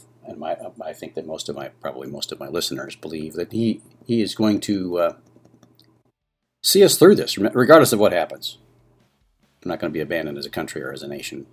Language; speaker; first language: English; native; English